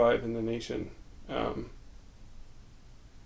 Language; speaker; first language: English; native; English